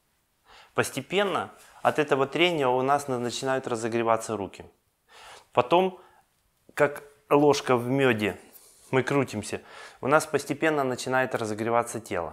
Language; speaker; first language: Russian; native; Russian